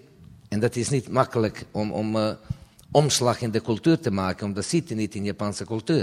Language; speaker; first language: Dutch; non-native, fluent; Serbian